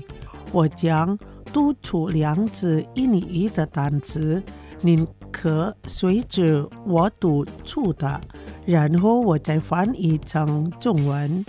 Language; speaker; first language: Chinese; non-native, fluent; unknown